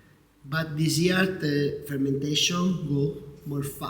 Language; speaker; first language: English; non-native, learner; Italian